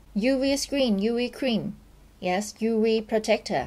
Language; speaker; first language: English; non-native, fluent; Thai